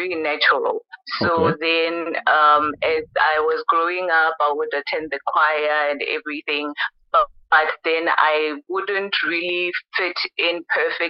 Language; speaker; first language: English; non-native, local second language; Venda